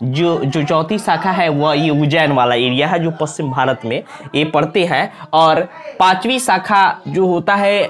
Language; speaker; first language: Hindi; native; Hindi